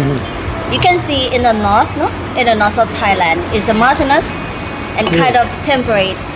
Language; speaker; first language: English; non-native, learner; Thai